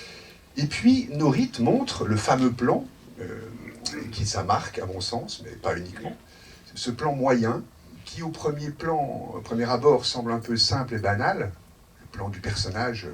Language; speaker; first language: French; native; French